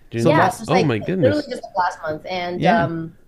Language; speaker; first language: English; native; English